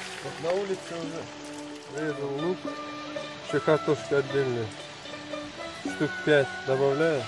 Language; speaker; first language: Russian; non-native, learner; Uzbek